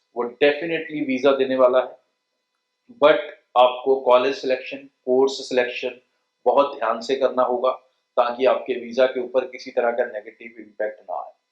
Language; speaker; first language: Hindi; non-native, local second language; Punjabi